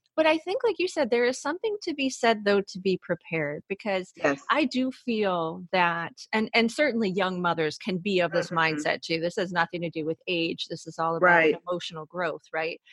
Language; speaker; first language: English; native; English